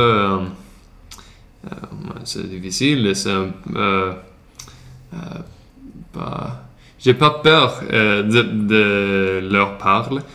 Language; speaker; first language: French; non-native, learner; Swedish